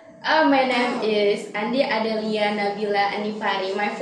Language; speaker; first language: English; non-native, learner; Indonesian